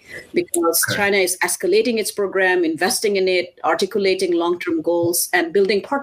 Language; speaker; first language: English; non-native, local second language; Assamese